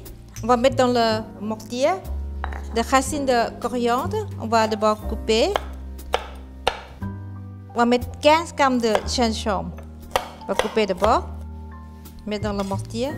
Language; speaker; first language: French; non-native, fluent; Thai